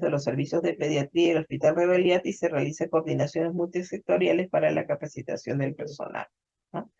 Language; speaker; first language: Spanish; native; Spanish